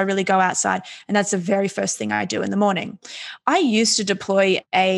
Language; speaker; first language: English; native; English